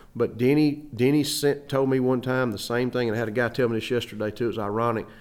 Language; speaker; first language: English; native; English